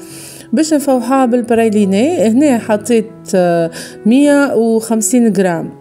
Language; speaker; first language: Arabic; native; Arabic